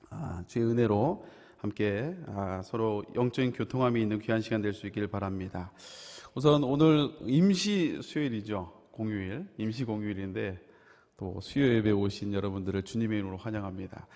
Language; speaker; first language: Korean; native; Korean